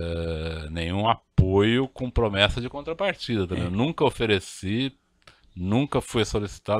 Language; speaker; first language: Portuguese; native; Portuguese